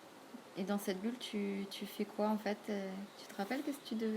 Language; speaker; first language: French; native; French